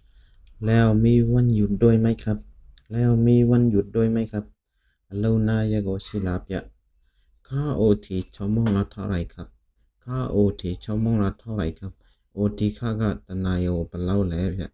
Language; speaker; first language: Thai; non-native, fluent; Burmese